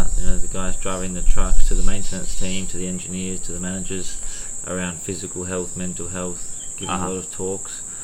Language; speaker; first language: English; native; English